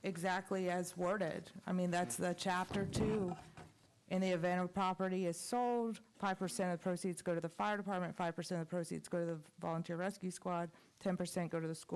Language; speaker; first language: English; native; English